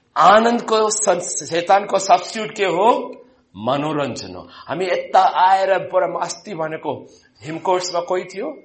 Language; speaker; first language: Nepali; non-native, fluent; Malayalam